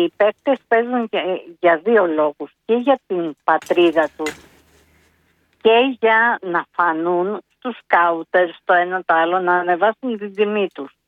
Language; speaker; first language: Greek; native; Greek